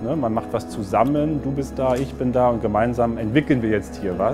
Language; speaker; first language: German; native; German